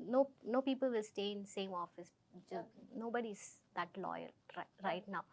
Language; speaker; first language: English; non-native, local second language; Tamil